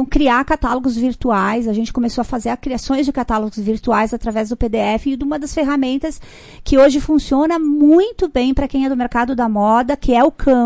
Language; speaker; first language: Portuguese; native; Portuguese